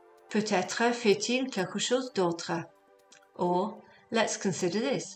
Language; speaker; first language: French; non-native, fluent; English